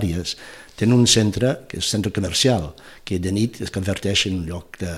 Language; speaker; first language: Catalan; non-native, fluent; English